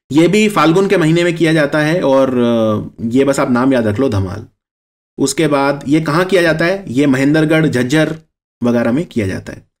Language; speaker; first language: Hindi; native; Hindi